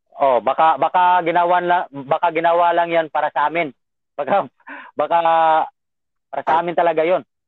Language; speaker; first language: Filipino; non-native, local second language; Cebuano